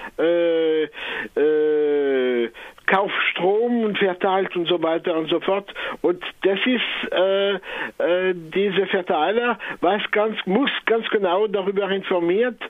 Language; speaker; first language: German; non-native, local second language; French